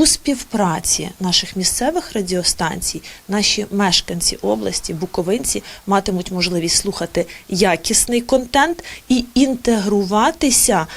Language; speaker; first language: Ukrainian; native; Ukrainian